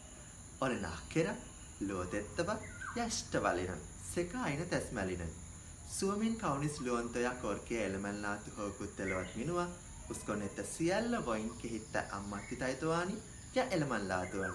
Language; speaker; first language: Finnish; non-native, learner; Sinhala